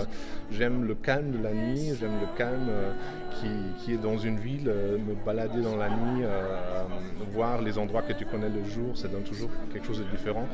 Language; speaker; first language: French; non-native, fluent; German